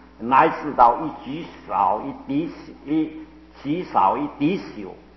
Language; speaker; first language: Chinese; non-native, local second language; Cantonese